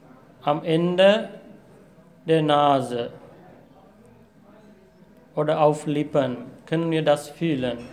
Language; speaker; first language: German; non-native, fluent; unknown